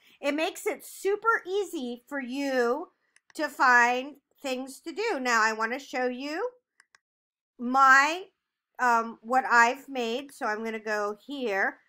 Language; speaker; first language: English; native; English